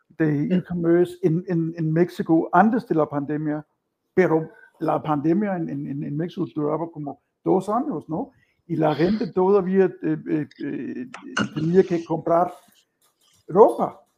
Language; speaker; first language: Spanish; non-native, fluent; Danish